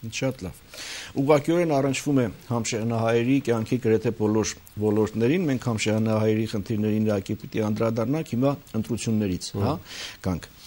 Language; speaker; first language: Armenian; native; Armenian